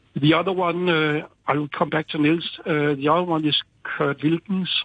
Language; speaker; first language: English; non-native, fluent; Danish